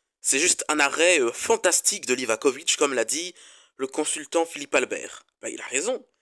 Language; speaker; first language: French; native; French